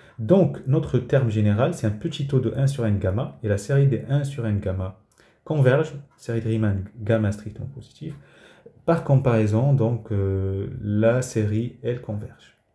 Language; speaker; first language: French; native; French